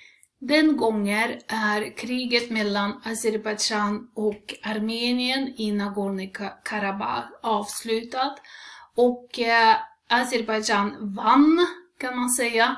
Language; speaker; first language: Swedish; non-native, fluent; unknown